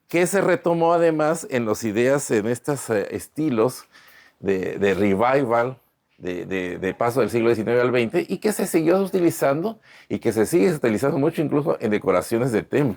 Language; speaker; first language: Spanish; native; Spanish